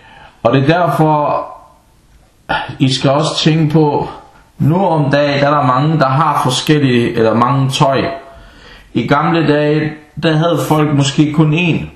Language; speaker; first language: Danish; non-native, fluent; Arabic